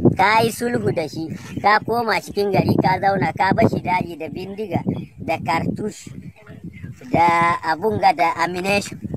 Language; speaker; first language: Hausa; non-native, local second language; Fula